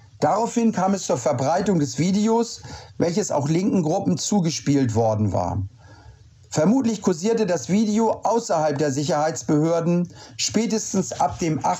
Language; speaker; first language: German; native; German